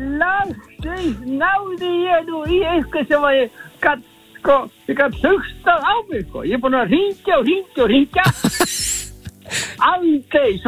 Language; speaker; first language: Icelandic; native; Icelandic